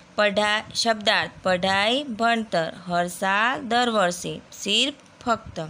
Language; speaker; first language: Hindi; non-native, local second language; Gujarati